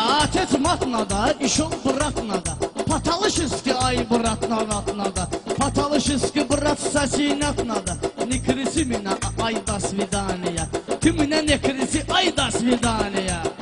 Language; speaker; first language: Russian; non-native, learner; Talysh